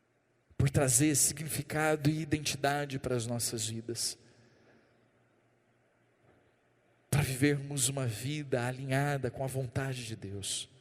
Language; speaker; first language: Portuguese; native; Portuguese